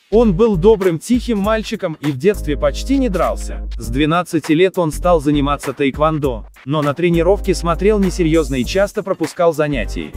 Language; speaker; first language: Russian; non-native, local second language; Uzbek